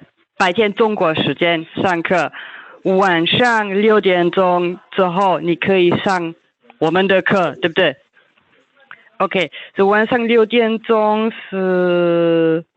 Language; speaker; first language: Chinese; non-native, fluent; German